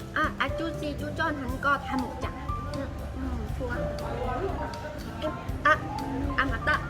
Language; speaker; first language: Korean; non-native, learner; Vietnamese